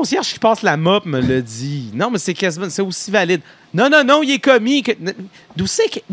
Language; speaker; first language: French; native; French